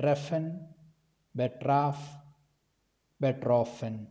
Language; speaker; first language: German; non-native, fluent; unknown